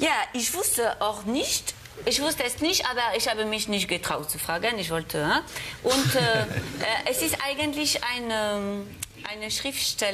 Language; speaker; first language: German; non-native, fluent; French